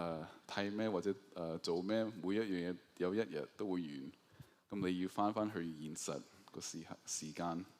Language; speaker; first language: Cantonese; early bilingual, heritage; Cantonese